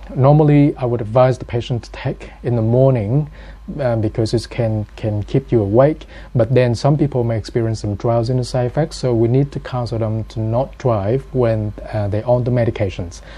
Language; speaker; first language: English; non-native, fluent; Vietnamese